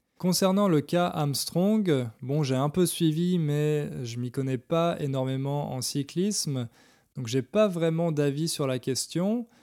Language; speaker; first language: French; native; French